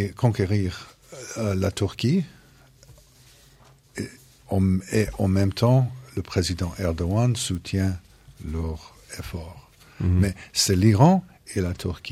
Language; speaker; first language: French; non-native, fluent; English